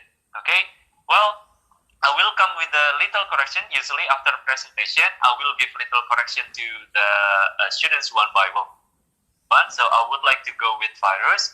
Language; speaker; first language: English; non-native, fluent; Indonesian